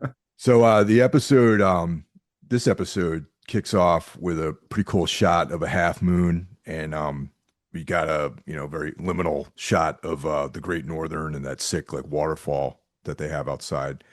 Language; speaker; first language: English; native; English